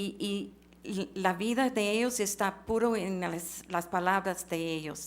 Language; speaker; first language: Spanish; non-native, fluent; English